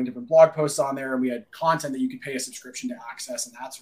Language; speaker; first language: English; native; English